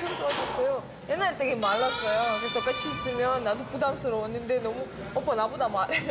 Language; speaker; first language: Korean; non-native, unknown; Russian